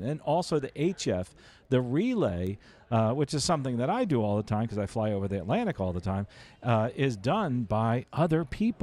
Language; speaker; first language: English; native; English